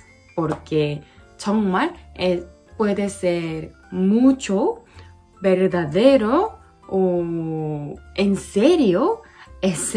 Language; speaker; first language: Spanish; non-native, learner; Korean